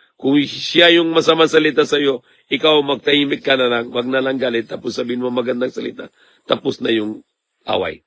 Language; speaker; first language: Filipino; non-native, learner; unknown